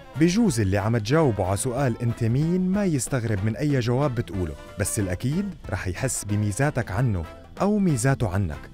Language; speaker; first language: Arabic; native; Arabic